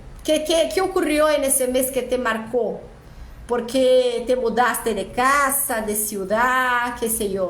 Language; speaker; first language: Spanish; non-native, fluent; Portuguese